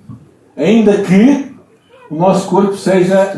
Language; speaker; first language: Portuguese; native; Portuguese